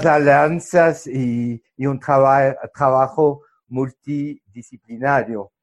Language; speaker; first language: Spanish; non-native, fluent; French